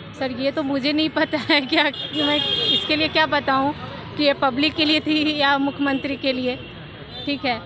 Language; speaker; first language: Hindi; native; Hindi